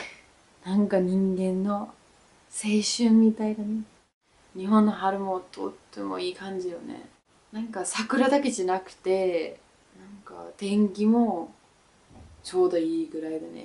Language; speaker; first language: Japanese; non-native, learner; Danish